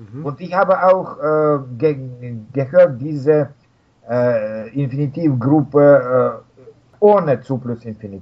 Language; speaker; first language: German; non-native, fluent; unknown